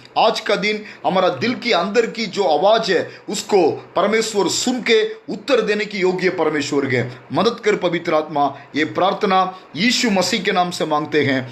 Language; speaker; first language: Hindi; non-native, local second language; Tamil